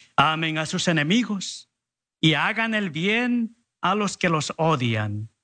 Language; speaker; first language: Spanish; early bilingual, heritage; Spanish